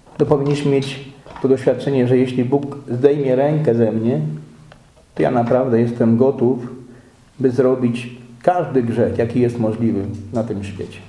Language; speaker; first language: Polish; native; Polish